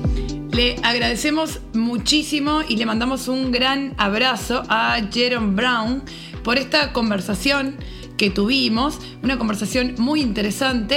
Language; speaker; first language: Spanish; native; Spanish